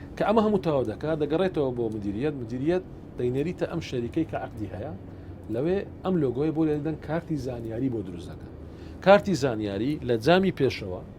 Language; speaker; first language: Central Kurdish; non-native, local second language; Syriac